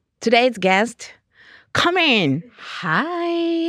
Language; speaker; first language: English; non-native, learner; Japanese